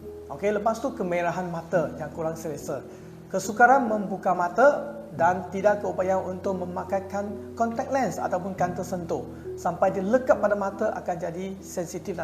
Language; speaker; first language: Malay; non-native, local second language; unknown